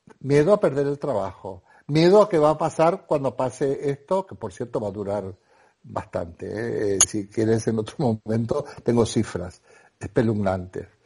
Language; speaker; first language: Spanish; native; Spanish